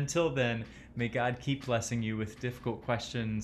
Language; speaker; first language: English; native; English